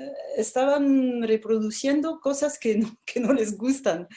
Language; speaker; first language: Spanish; non-native, fluent; French